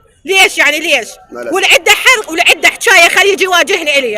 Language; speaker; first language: Arabic; native; Arabic